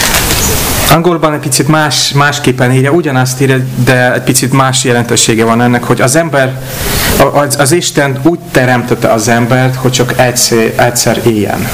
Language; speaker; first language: Hungarian; non-native, fluent; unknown